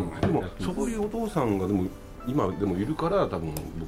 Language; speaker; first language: Japanese; native; Japanese